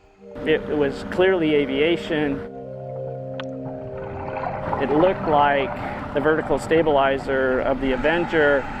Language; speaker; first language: English; native; English